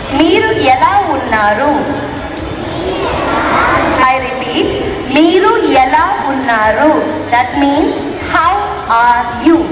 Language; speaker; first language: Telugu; native; Telugu